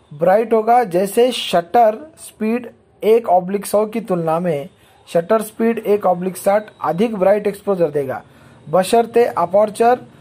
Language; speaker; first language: Hindi; non-native, local second language; Marathi